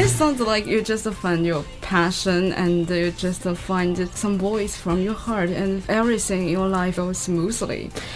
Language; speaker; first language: English; non-native, fluent; Chinese